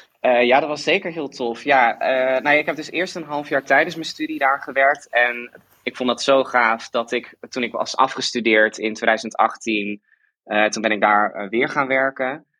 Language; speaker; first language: Dutch; native; Dutch